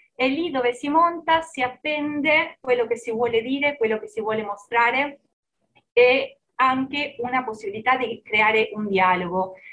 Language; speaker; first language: Italian; non-native, fluent; Spanish